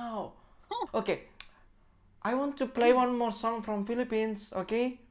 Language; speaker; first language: English; non-native, learner; Indonesian